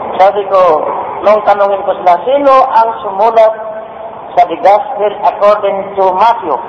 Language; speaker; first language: Filipino; non-native, local second language; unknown